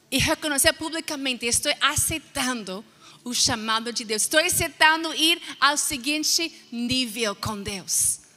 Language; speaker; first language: Portuguese; non-native, fluent; English